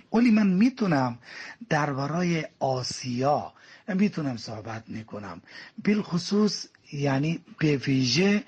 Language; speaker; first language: Persian; non-native, fluent; Bangla